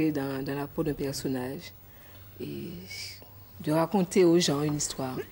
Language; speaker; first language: French; native; French